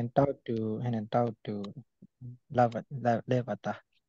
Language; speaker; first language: Finnish; non-native, learner; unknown